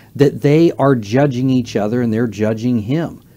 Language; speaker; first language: English; native; English